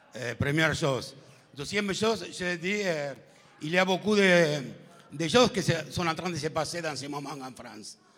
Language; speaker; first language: French; non-native, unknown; Spanish